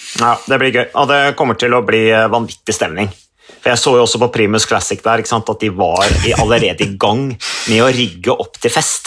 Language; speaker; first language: Norwegian; native; Norwegian